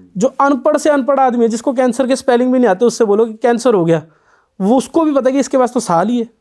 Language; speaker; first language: Hindi; non-native, local second language; Punjabi